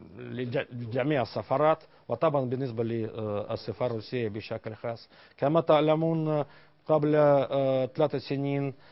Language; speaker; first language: Arabic; non-native, fluent; Russian